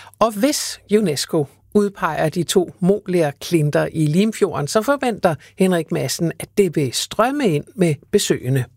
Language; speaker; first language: Danish; native; Danish